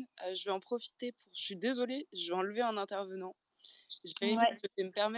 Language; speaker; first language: French; native; French